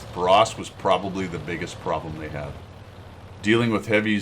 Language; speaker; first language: English; native; English